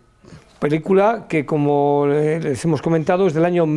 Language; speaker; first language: Spanish; native; Spanish